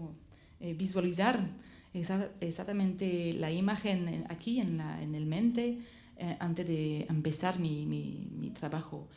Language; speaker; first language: Spanish; non-native, learner; French